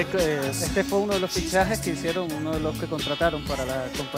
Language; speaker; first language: Spanish; native; Spanish